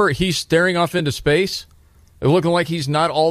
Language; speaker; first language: English; native; English